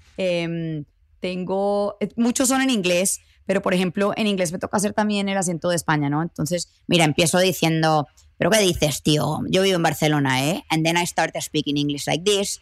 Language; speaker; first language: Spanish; native; Spanish